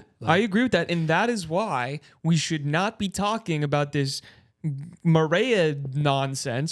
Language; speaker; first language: English; native; English